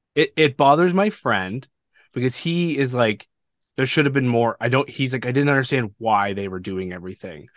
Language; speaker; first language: English; native; English